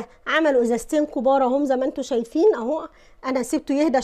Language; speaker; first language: Arabic; native; Arabic